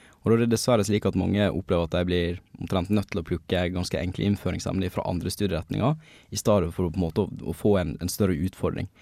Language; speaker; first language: Norwegian; native; Norwegian